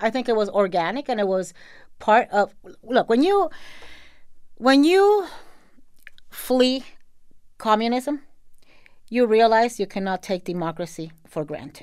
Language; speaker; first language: English; native; English